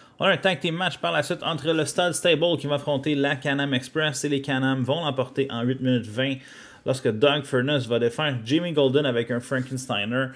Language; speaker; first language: French; native; French